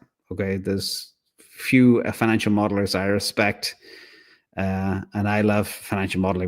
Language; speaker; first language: English; native; English